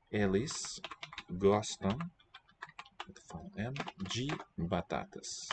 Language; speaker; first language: Portuguese; non-native, learner; English